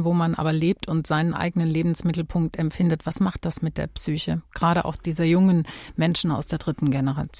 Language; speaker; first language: German; native; German